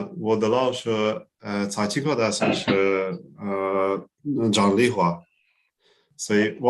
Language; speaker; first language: Chinese; non-native, learner; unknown